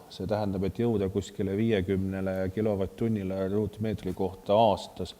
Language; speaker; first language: Estonian; native; Estonian